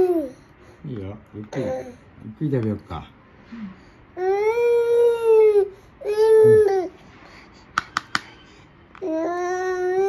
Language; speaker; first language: Japanese; native; Japanese